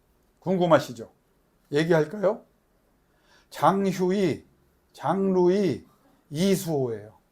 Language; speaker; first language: Korean; native; Korean